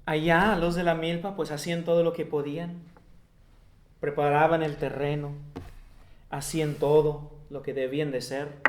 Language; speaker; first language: Spanish; non-native, fluent; English